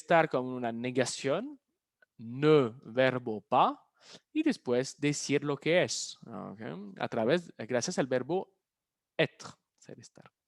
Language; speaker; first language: Spanish; non-native, fluent; French